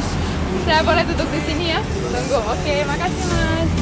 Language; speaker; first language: Indonesian; non-native, fluent; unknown